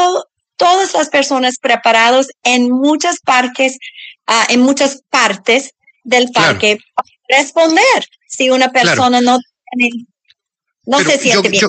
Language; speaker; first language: Spanish; early bilingual, other home language; English